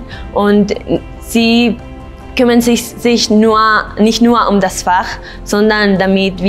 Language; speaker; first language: German; non-native, fluent; Spanish